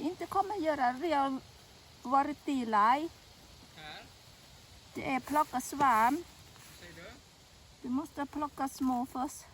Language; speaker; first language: Swedish; non-native, learner; Thai